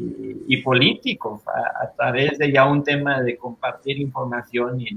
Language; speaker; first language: Spanish; native; Spanish